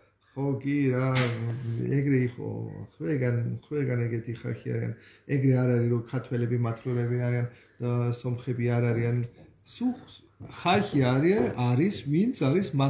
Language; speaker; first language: Georgian; non-native, learner; German